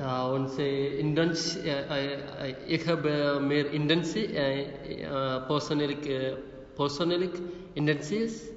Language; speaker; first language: Dutch; non-native, learner; Malayalam